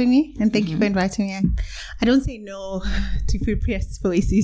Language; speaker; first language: English; non-native, local second language; Zulu